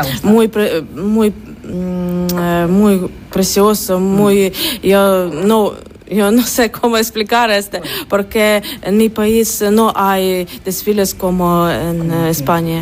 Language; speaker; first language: Spanish; non-native, learner; Ukrainian